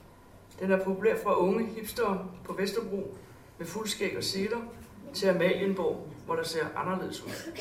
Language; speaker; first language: Danish; native; Danish